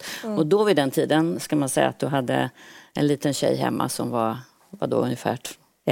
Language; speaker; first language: Swedish; native; Swedish